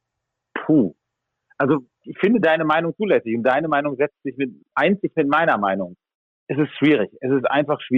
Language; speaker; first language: German; native; German